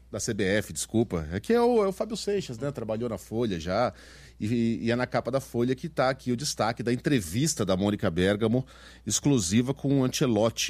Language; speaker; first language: Portuguese; native; Portuguese